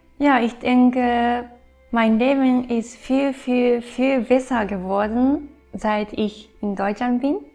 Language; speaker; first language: German; non-native, fluent; Japanese